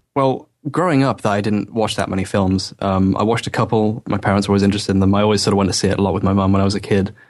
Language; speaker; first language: English; native; English